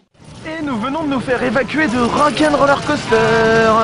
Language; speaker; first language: French; native; French